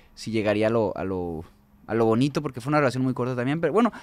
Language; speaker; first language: Spanish; native; Spanish